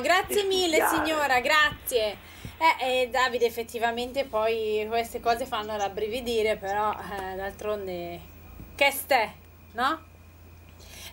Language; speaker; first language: Italian; native; Italian